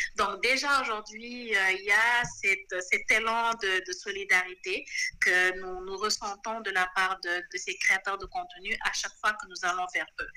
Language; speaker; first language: French; non-native, local second language; Wolof